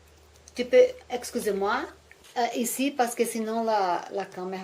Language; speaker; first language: French; non-native, learner; Portuguese